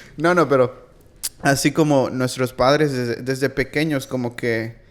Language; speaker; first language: Spanish; early bilingual, heritage; Spanish